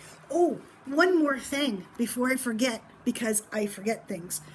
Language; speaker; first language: English; native; English